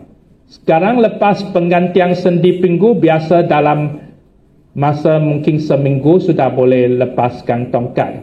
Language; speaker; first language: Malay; non-native, local second language; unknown